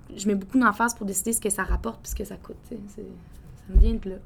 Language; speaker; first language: French; native; French